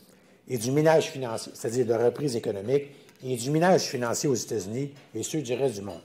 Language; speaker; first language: French; native; French